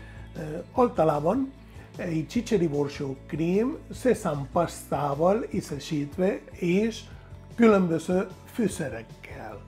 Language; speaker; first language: Hungarian; non-native, fluent; Spanish